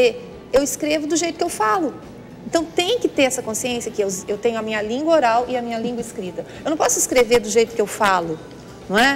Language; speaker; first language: Portuguese; native; Portuguese